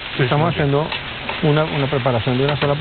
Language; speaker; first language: Spanish; native; Spanish